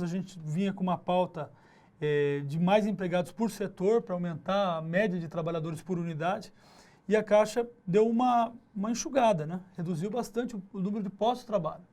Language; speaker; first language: Portuguese; native; Portuguese